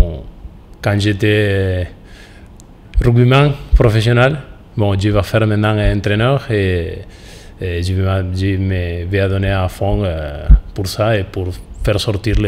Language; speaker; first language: French; non-native, fluent; Spanish